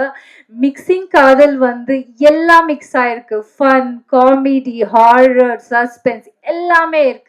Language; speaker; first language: Tamil; non-native, learner; Kannada